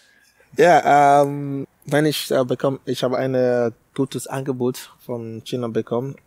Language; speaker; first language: German; non-native, learner; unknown